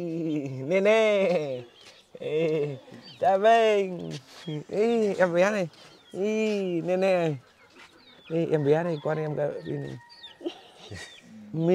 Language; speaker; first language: Portuguese; non-native, learner; Vietnamese